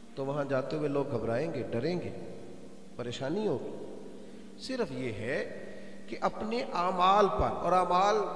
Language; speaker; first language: Urdu; non-native, local second language; Punjabi